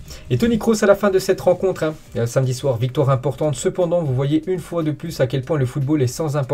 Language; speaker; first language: French; native; French